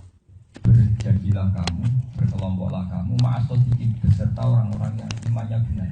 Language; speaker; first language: Indonesian; native; Indonesian